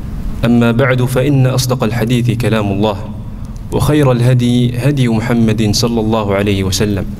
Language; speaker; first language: Arabic; non-native, fluent; Indonesian